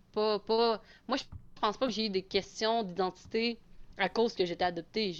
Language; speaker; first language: French; native; French